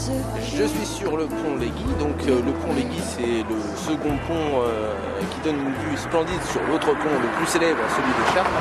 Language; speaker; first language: French; native; French